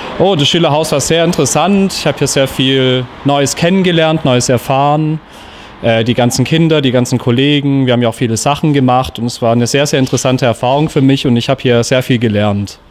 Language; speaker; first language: German; native; German